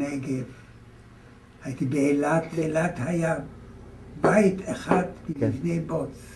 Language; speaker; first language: Hebrew; non-native, fluent; German